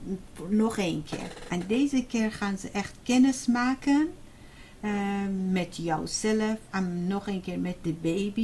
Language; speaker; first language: Dutch; non-native, fluent; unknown